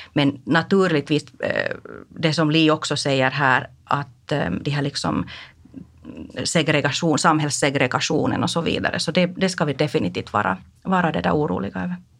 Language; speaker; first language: Swedish; non-native, local second language; Finnish